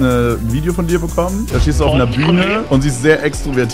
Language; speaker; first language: German; native; German